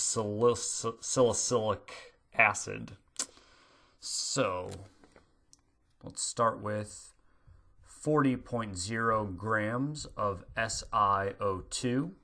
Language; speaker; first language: English; native; English